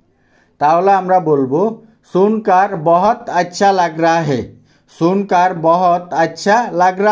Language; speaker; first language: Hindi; non-native, fluent; Bangla